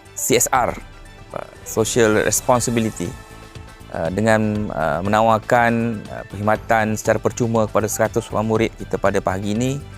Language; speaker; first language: Malay; native; Malay